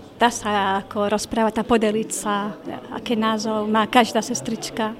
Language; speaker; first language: Slovak; non-native, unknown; Spanish